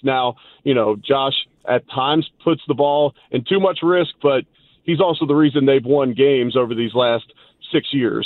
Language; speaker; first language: English; native; English